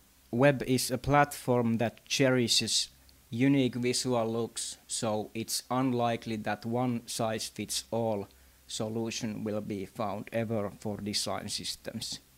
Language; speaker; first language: English; non-native, fluent; Finnish